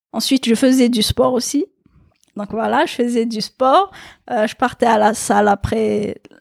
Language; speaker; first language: French; non-native, local second language; Kabyle